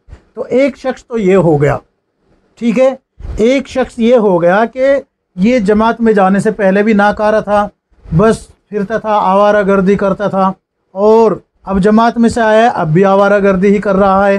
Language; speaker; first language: Urdu; native; Urdu